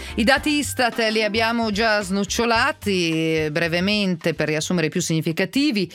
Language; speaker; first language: Italian; native; Italian